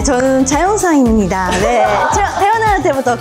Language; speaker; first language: Korean; non-native, learner; Japanese